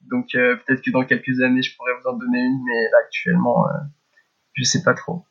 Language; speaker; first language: French; early bilingual, heritage; French